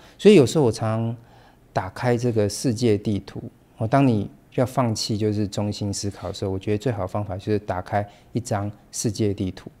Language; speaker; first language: Chinese; native; Chinese